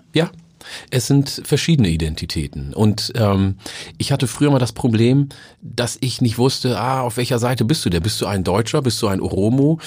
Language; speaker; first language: German; early bilingual, other home language; Oromo